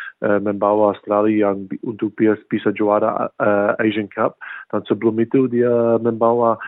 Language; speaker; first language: Indonesian; early bilingual, heritage; English